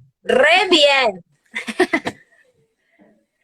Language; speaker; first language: Spanish; early bilingual, heritage; Spanish